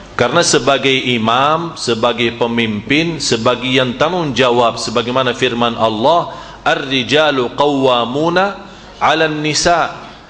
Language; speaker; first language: Malay; non-native, fluent; Arabic